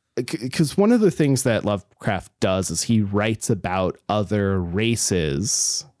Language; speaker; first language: English; native; English